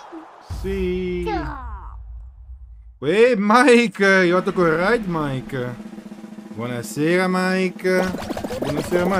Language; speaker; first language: Italian; native; Italian